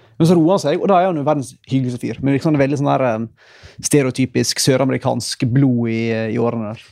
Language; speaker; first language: Norwegian; native; Norwegian